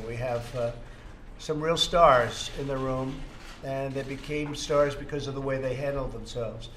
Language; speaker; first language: English; native; English